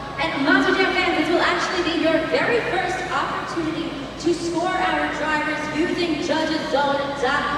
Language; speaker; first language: English; native; English